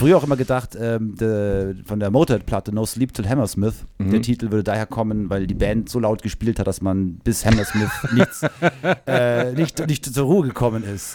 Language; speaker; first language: German; native; German